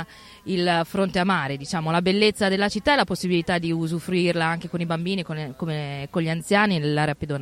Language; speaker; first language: Italian; native; Italian